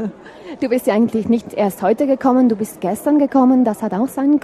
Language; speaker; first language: German; native; German